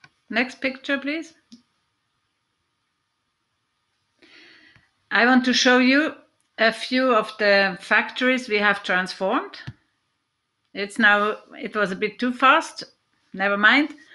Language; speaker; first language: English; non-native, fluent; German